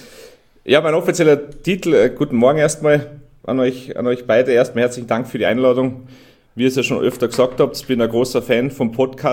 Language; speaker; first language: German; native; German